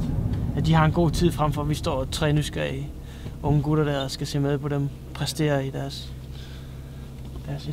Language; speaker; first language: Danish; native; Danish